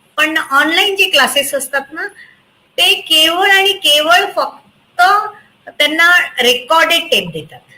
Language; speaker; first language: Marathi; native; Marathi